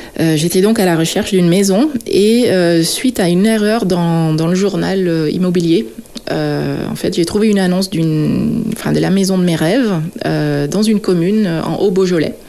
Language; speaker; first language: French; non-native, fluent; Dutch